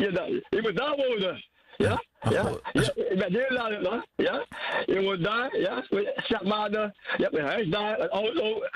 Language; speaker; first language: Dutch; non-native, learner; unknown